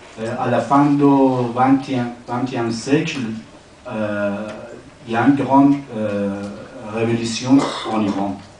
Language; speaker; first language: French; non-native, learner; Persian